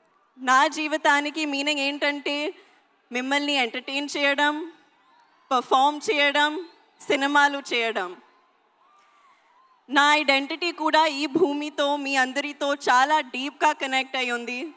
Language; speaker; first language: Telugu; non-native, learner; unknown